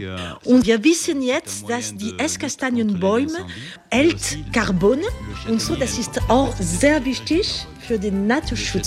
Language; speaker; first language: German; non-native, learner; French